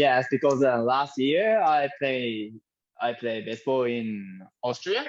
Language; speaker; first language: English; non-native, learner; Japanese